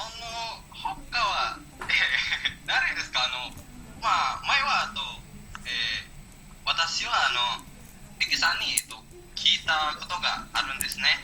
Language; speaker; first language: Japanese; non-native, learner; Indonesian